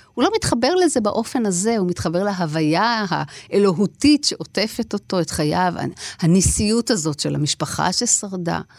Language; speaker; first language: Hebrew; native; Hebrew